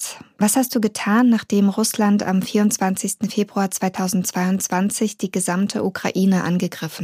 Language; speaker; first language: German; native; German